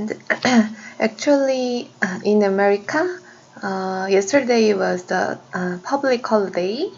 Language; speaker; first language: English; non-native, learner; Korean